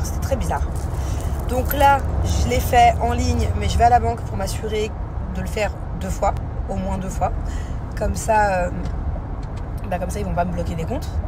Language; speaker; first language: French; native; French